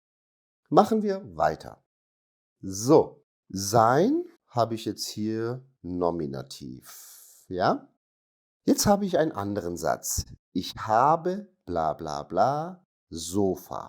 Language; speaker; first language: German; non-native, fluent; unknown